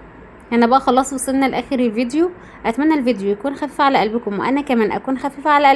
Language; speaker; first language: Arabic; native; Arabic